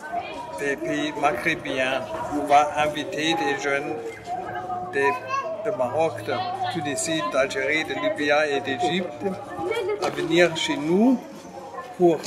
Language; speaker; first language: French; non-native, fluent; German